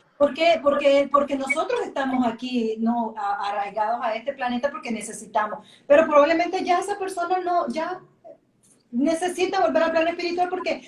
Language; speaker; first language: Spanish; native; Spanish